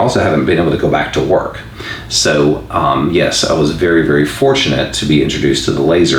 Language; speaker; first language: English; native; English